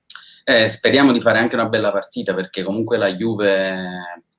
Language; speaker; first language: Italian; native; Italian